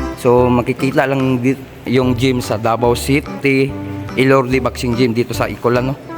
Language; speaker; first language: Filipino; non-native, local second language; Cebuano